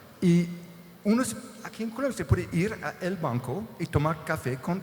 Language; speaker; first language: Spanish; non-native, fluent; English